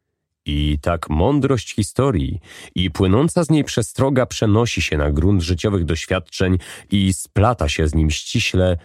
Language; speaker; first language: Polish; native; Polish